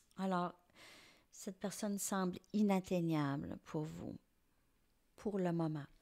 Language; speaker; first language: French; native; French